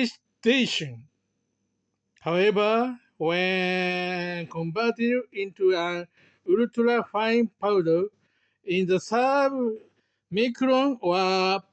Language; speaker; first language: English; non-native, learner; Japanese